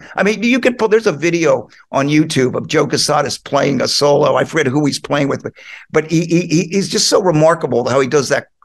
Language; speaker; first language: English; native; English